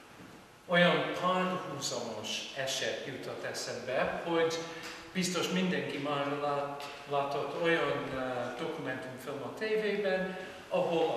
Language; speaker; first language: Hungarian; non-native, fluent; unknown